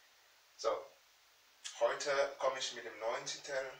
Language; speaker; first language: German; non-native, fluent; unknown